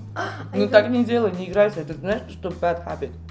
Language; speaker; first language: Russian; non-native, local second language; Uzbek